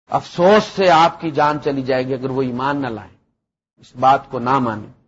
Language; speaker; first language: Urdu; non-native, local second language; Punjabi